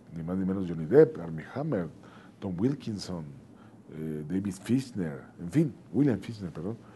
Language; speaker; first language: Spanish; native; Spanish